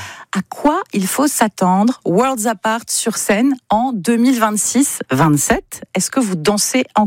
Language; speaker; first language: French; native; French